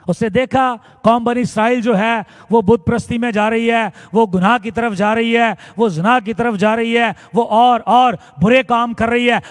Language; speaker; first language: Urdu; non-native, local second language; Punjabi